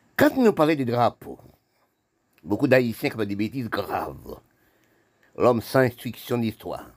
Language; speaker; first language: French; non-native, local second language; Haitian Creole